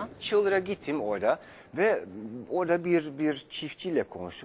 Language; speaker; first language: Turkish; non-native, fluent; Dutch